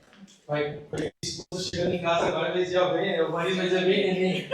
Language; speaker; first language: Portuguese; native; Portuguese